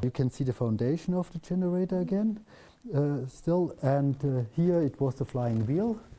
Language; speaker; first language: English; non-native, fluent; German